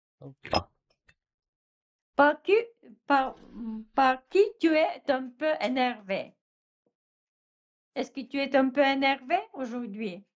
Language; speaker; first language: French; non-native, fluent; Russian